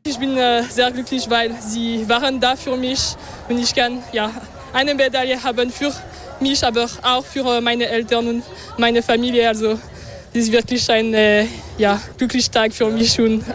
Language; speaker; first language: German; non-native, local second language; French